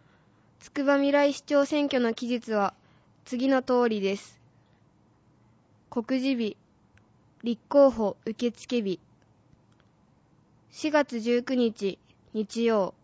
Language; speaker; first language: Japanese; native; Japanese